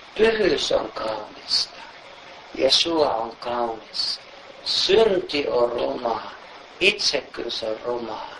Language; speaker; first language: Finnish; native; Finnish